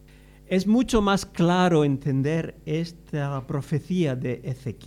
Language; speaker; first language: Spanish; native; Spanish